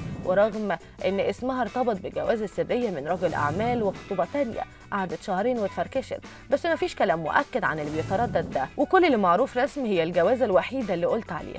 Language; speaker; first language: Arabic; native; Arabic